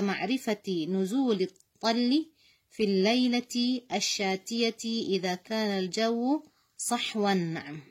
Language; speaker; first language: Arabic; non-native, fluent; Indonesian